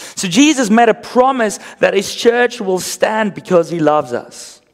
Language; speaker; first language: English; non-native, local second language; Afrikaans